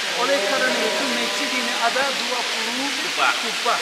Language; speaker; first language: Indonesian; non-native, learner; Turkish